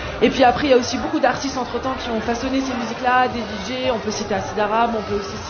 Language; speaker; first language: French; early bilingual, other home language; Arabic